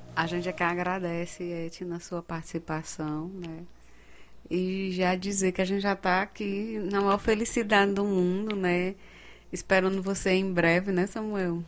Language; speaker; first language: Portuguese; native; Portuguese